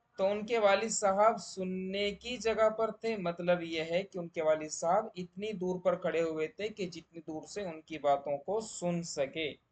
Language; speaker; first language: Urdu; native; Urdu